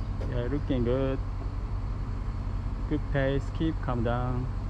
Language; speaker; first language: English; non-native, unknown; Japanese